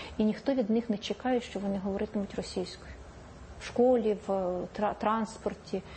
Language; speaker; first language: Ukrainian; native; Ukrainian